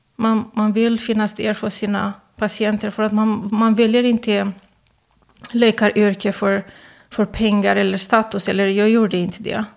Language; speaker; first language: Swedish; non-native, fluent; Romanian